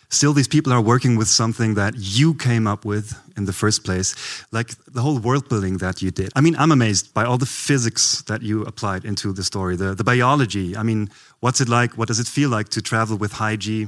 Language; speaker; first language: English; non-native, fluent; German